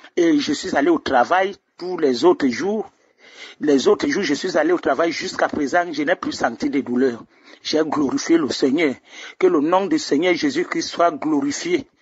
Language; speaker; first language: French; non-native, local second language; Rundi